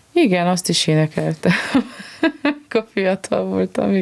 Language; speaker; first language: Hungarian; early bilingual, heritage; Hungarian